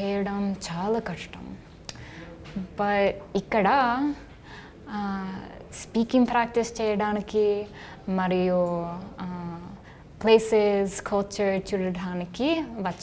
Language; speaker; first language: Telugu; non-native, learner; English